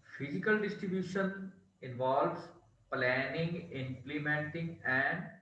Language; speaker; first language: English; non-native, local second language; Punjabi